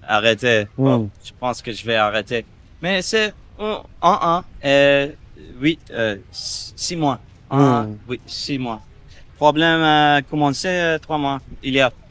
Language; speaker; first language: French; non-native, learner; English